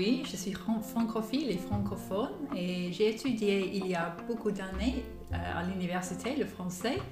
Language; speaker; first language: French; non-native, fluent; English